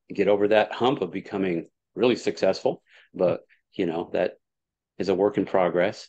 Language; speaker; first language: English; native; English